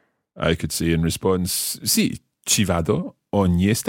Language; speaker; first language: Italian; non-native, fluent; English